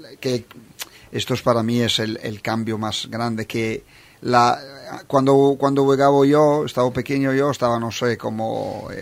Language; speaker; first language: Spanish; non-native, fluent; Italian